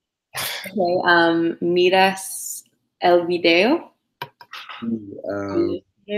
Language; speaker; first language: Spanish; non-native, learner; English